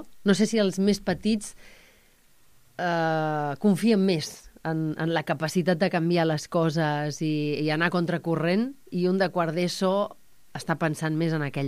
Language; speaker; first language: Catalan; native; Catalan